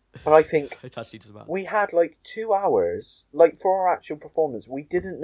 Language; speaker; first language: English; native; English